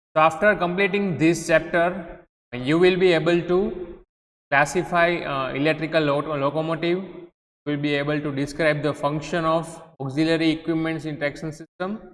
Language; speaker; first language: English; non-native, local second language; Gujarati